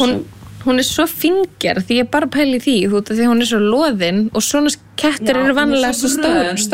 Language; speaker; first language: Icelandic; native; Icelandic